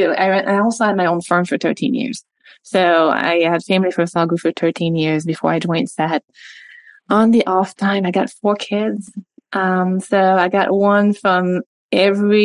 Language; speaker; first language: English; non-native, fluent; French